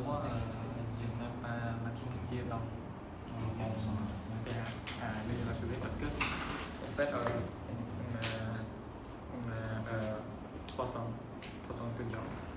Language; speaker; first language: French; non-native, learner; Khmer